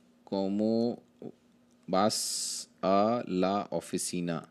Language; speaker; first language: Spanish; non-native, learner; Hindi